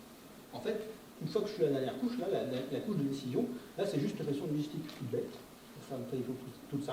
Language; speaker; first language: French; native; French